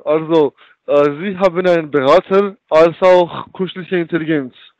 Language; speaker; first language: German; non-native, learner; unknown